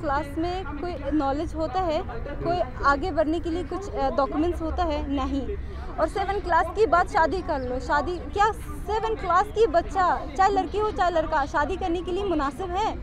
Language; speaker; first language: Hindi; non-native, learner; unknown